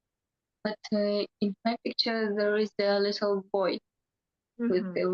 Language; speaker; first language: English; non-native, learner; Russian